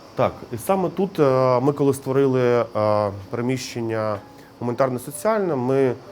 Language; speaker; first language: Ukrainian; native; Ukrainian